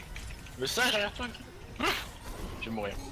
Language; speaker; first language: French; native; French